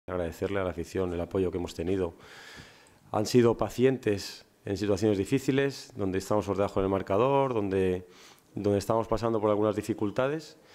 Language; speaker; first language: Spanish; native; Spanish